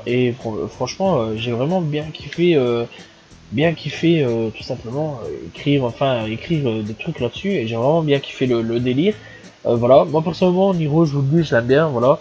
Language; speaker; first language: French; native; French